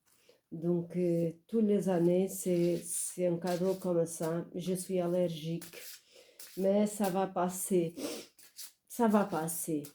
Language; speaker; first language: French; non-native, fluent; Portuguese